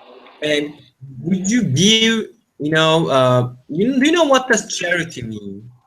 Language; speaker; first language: English; non-native, fluent; Turkish